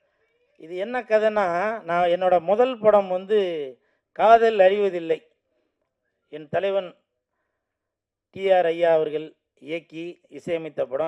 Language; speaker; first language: Tamil; native; Tamil